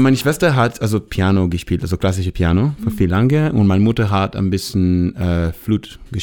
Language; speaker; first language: German; non-native, learner; Hebrew